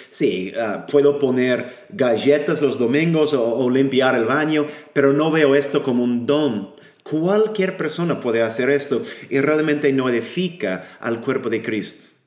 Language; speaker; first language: Spanish; non-native, fluent; English